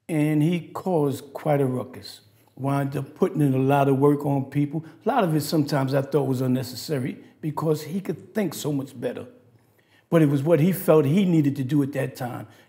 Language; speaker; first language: English; native; English